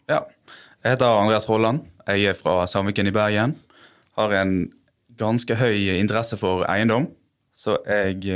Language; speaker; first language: Norwegian; native; Norwegian